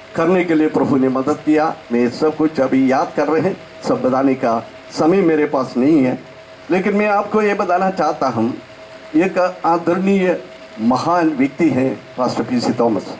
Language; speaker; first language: Hindi; non-native, local second language; Malayalam